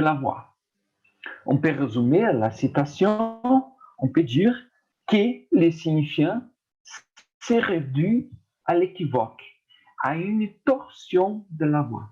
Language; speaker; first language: French; non-native, fluent; Portuguese